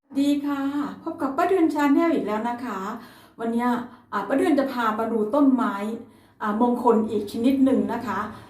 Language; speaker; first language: Thai; native; Thai